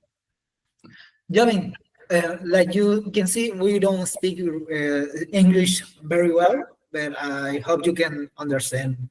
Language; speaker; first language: English; non-native, learner; Spanish